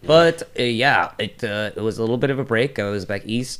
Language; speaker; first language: English; native; English